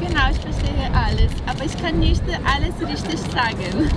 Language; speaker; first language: German; non-native, learner; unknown